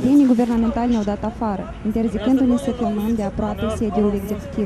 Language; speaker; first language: Romanian; native; Romanian